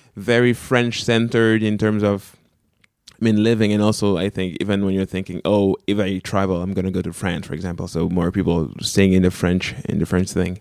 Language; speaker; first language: English; non-native, local second language; French